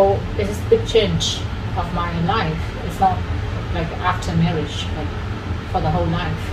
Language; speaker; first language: English; non-native, fluent; Vietnamese